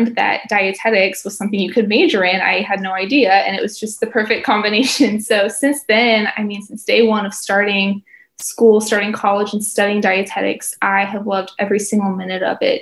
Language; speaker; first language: English; native; English